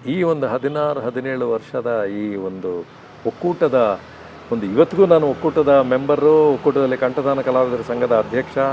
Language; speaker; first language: Kannada; native; Kannada